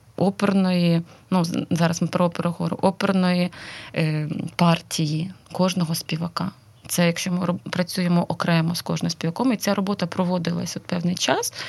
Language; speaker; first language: Ukrainian; non-native, local second language; Russian